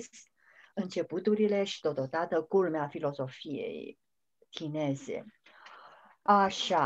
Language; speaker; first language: Romanian; non-native, fluent; Chinese